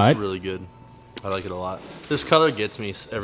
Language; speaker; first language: English; native; English